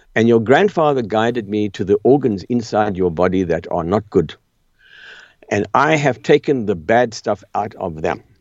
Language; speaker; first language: English; native; English